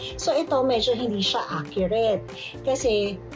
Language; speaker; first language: Filipino; native; Filipino